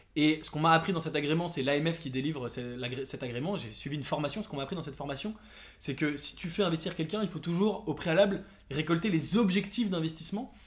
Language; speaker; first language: French; native; French